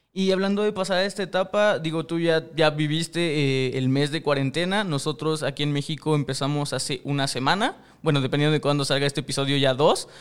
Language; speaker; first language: Spanish; native; Spanish